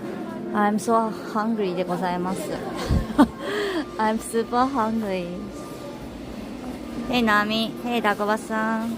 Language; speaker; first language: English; non-native, learner; Japanese